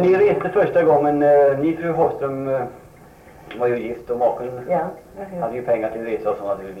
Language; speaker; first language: Swedish; native; Swedish